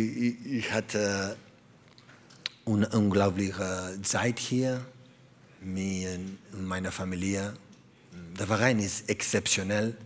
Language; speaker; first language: German; non-native, learner; Catalan